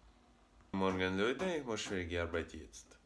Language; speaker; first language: German; non-native, learner; Russian